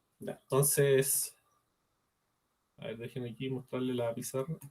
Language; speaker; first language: Spanish; native; Spanish